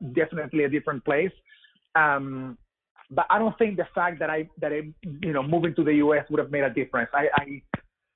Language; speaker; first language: English; non-native, fluent; Spanish